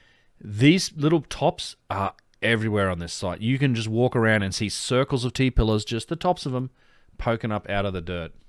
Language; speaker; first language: English; native; English